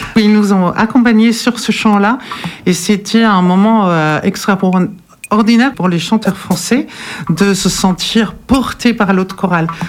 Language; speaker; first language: French; non-native, fluent; German